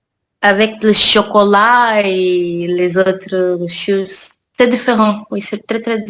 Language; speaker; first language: French; non-native, learner; Portuguese